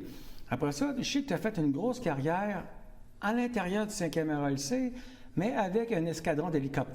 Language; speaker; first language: French; native; French